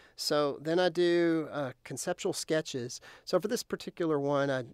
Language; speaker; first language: English; native; English